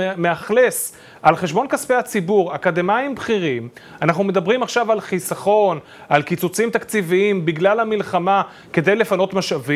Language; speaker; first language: Hebrew; native; Hebrew